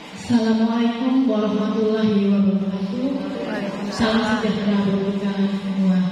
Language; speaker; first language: Indonesian; native; Indonesian